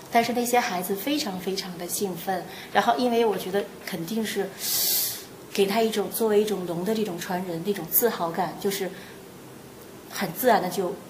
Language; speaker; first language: Chinese; native; Chinese